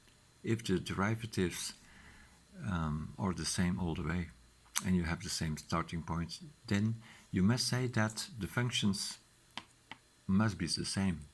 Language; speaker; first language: English; non-native, fluent; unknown